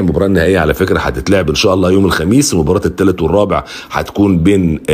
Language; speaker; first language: Arabic; native; Arabic